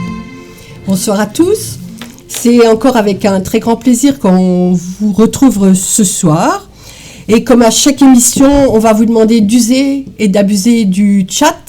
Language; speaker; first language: French; native; French